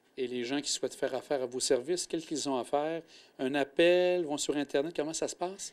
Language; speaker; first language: French; native; French